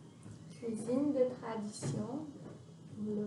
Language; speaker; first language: French; non-native, fluent; Portuguese